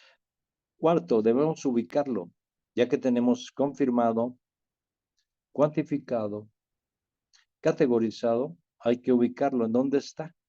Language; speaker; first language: Spanish; native; Spanish